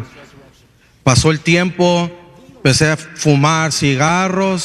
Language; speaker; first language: Spanish; early bilingual, heritage; Spanish